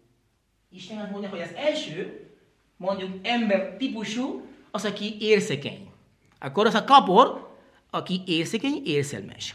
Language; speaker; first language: Hungarian; non-native, learner; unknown